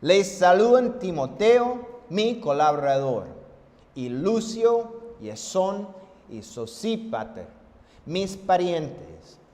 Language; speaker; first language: Spanish; non-native, fluent; English